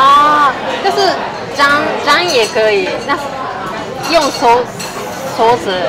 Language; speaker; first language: Chinese; non-native, fluent; Japanese